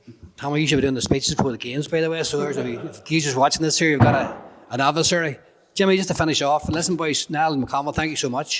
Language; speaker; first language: English; native; English